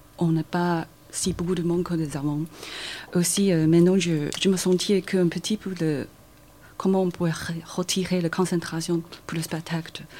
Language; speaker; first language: French; non-native, learner; Chinese